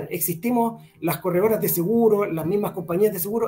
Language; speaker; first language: Spanish; native; Spanish